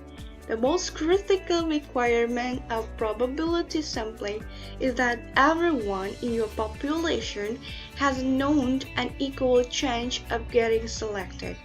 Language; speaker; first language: English; non-native, learner; Indonesian